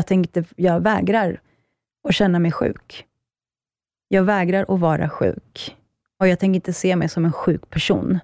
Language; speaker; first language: Swedish; early bilingual, other home language; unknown